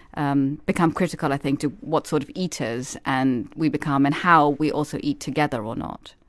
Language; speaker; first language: English; native; English